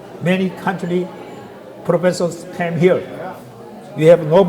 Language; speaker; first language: English; non-native, learner; Korean